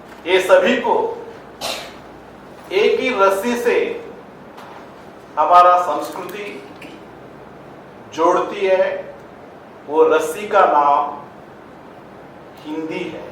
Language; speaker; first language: Hindi; non-native, local second language; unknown